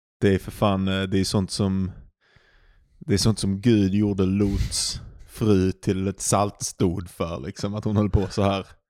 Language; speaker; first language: Swedish; native; Swedish